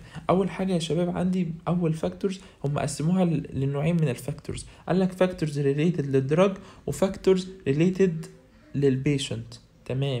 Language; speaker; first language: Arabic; native; Arabic